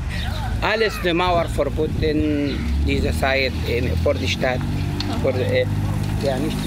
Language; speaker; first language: German; non-native, learner; Arabic